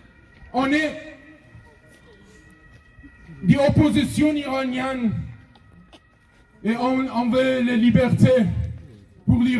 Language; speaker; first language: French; non-native, learner; Persian